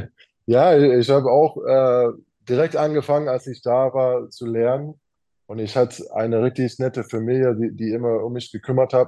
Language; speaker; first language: German; non-native, fluent; English